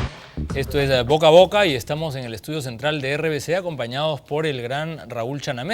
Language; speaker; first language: Spanish; native; Spanish